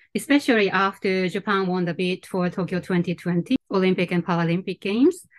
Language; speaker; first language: English; non-native, fluent; Japanese